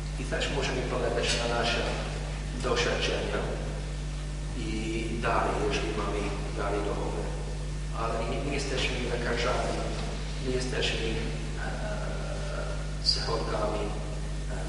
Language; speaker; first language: Polish; non-native, learner; English